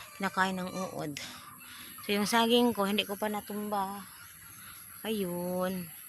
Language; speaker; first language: Filipino; non-native, local second language; Cebuano